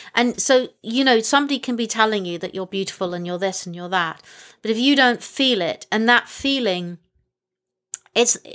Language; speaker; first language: English; native; English